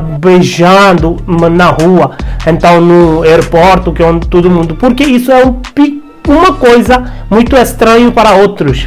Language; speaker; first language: Portuguese; non-native, learner; Hindi